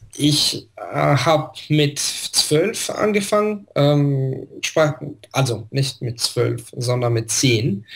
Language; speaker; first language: German; non-native, fluent; Italian